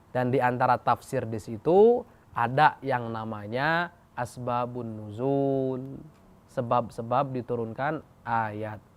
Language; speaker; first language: Indonesian; native; Indonesian